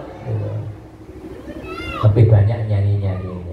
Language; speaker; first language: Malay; non-native, local second language; Javanese